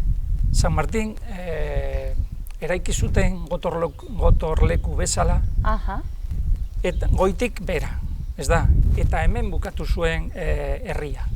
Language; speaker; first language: Basque; non-native, local second language; Spanish